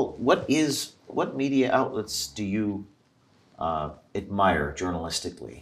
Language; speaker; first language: English; native; English